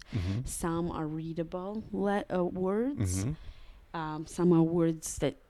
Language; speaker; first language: English; early bilingual, other home language; Russian